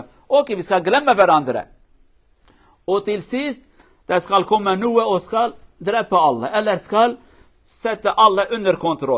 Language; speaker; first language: Swedish; non-native, learner; Kurdish